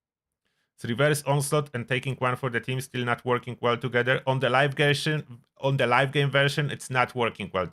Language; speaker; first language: English; non-native, fluent; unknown